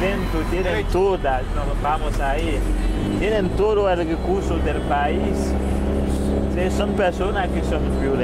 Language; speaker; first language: Spanish; non-native, fluent; Haitian Creole